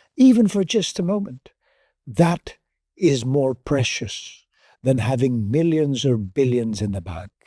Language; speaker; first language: English; non-native, local second language; Filipino